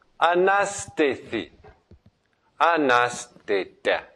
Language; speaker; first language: Greek; non-native, fluent; English